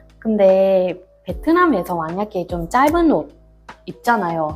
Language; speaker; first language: Korean; non-native, fluent; Vietnamese